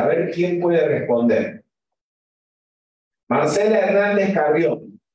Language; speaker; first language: Spanish; native; Spanish